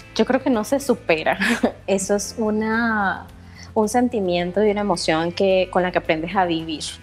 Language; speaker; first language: Spanish; native; Spanish